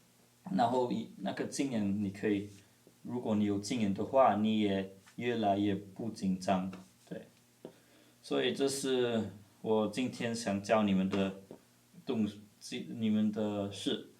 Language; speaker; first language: Chinese; non-native, fluent; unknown